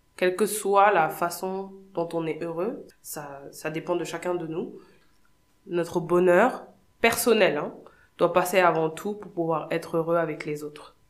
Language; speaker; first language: French; non-native, local second language; Wolof